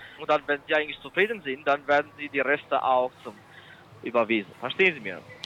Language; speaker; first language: German; non-native, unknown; Italian